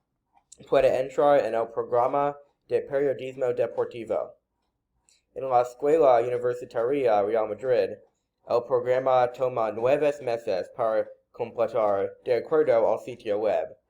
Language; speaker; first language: Spanish; non-native, learner; English